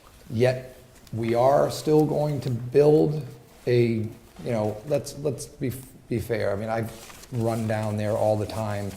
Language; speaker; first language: English; native; English